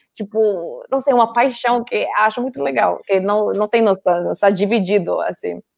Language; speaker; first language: Portuguese; non-native, fluent; English